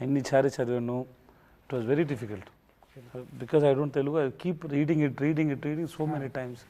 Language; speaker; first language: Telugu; non-native, learner; Tamil